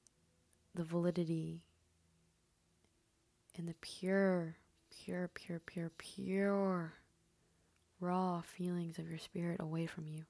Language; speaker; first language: English; early bilingual, other home language; Spanish